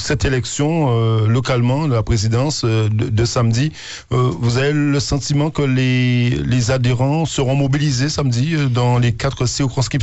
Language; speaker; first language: French; native; French